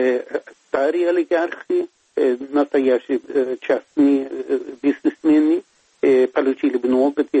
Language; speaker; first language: Russian; non-native, fluent; Swedish